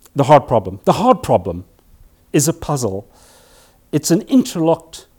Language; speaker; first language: English; native; English